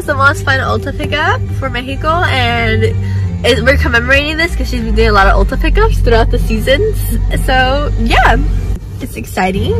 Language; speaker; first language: English; early bilingual, other home language; Spanish